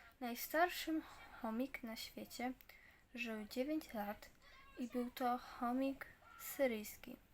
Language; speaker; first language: Polish; native; Polish